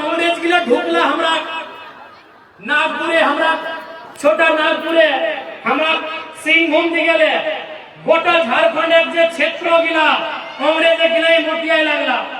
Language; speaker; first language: Bangla; non-native, local second language; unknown